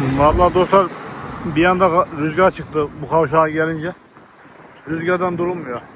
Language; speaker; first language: Turkish; native; Turkish